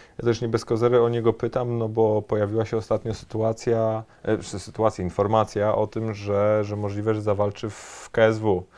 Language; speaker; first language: Polish; native; Polish